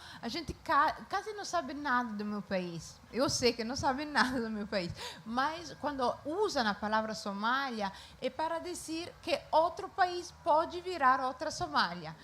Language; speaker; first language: Portuguese; non-native, fluent; Italian